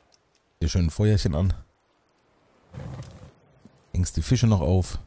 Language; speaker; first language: German; native; German